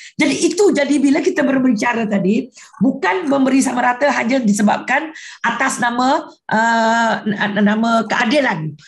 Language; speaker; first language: Malay; non-native, local second language; Iban